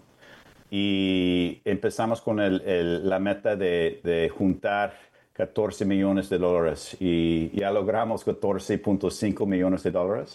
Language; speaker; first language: Spanish; non-native, fluent; English